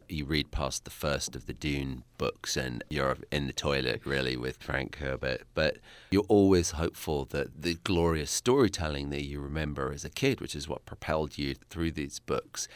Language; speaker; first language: English; native; English